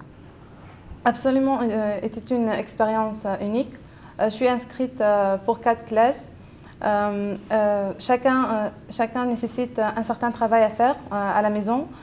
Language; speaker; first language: French; non-native, local second language; Arabic